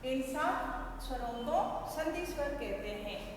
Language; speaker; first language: Hindi; non-native, local second language; Kannada